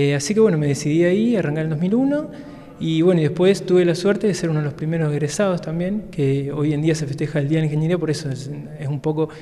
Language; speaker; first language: Spanish; native; Spanish